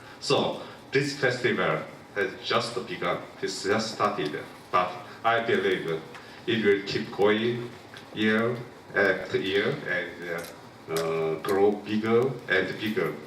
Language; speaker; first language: English; non-native, local second language; Korean